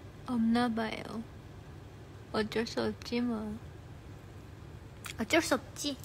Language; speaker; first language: Korean; non-native, fluent; Chinese